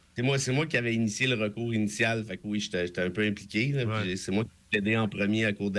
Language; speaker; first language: French; native; French